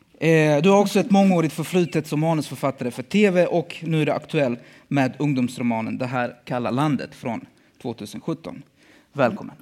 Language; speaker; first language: Swedish; early bilingual, other home language; Bosnian